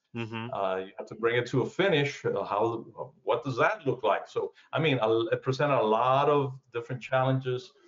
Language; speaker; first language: English; early bilingual, other home language; Spanish